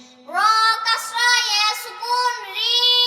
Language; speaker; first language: Arabic; non-native, learner; Bangla